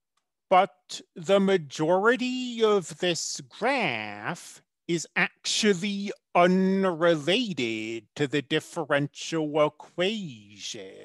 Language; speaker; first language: English; native; English